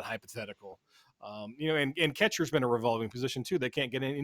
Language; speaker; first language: English; native; English